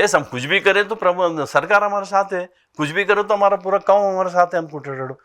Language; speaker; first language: Hindi; non-native, local second language; Telugu